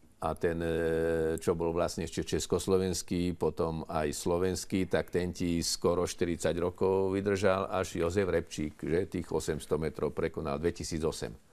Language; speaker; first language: Slovak; native; Slovak